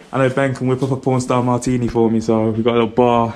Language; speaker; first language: English; native; English